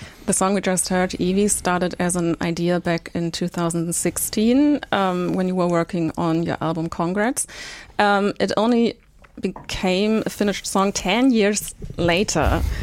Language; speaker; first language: English; non-native, fluent; German